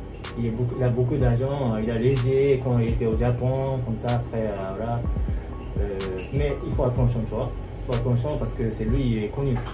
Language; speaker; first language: French; non-native, learner; Japanese